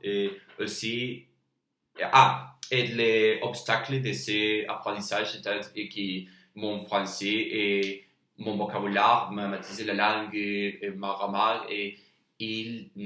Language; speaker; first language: French; non-native, learner; Spanish